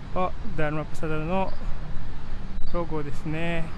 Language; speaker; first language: Japanese; non-native, fluent; Indonesian